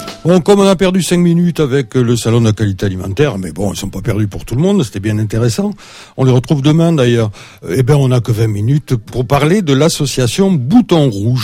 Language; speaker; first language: French; native; French